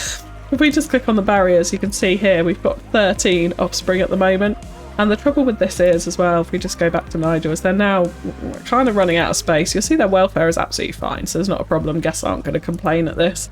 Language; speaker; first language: English; native; English